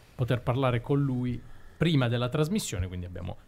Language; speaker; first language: Italian; native; Italian